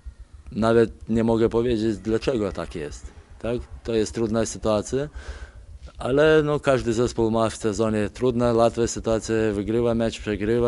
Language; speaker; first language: Polish; non-native, fluent; Lithuanian